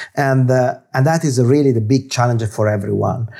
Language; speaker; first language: English; non-native, fluent; Italian